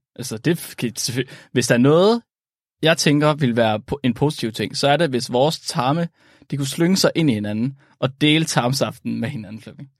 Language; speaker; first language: Danish; native; Danish